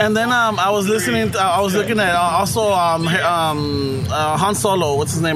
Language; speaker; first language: English; early bilingual, other home language; Spanish